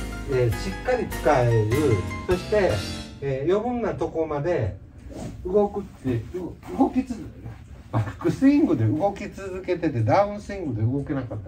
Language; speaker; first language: Japanese; native; Japanese